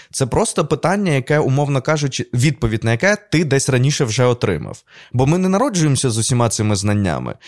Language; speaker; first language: Ukrainian; non-native, local second language; Russian